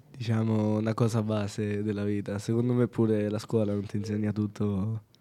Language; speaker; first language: Italian; native; Italian